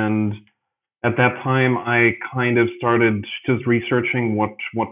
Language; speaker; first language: English; native; English